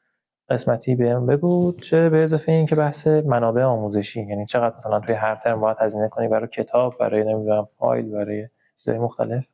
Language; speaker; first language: Persian; native; Persian